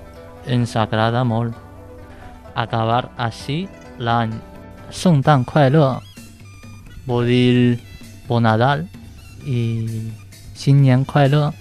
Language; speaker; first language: Catalan; non-native, learner; Chinese